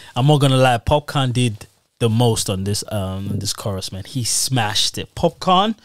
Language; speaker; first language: English; native; English